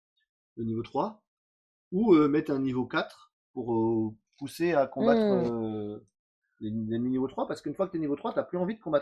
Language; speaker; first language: French; native; French